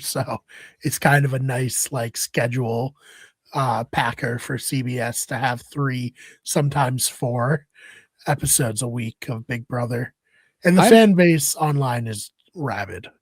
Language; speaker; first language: English; native; English